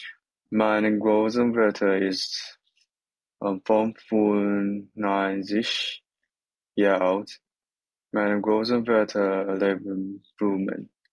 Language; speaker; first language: German; non-native, learner; Chinese